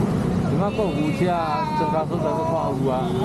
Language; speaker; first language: Chinese; native; Chinese